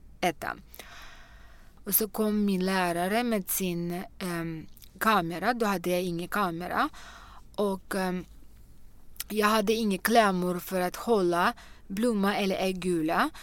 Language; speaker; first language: Swedish; non-native, fluent; Russian